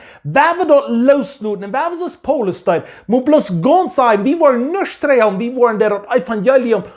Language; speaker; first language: German; non-native, learner; English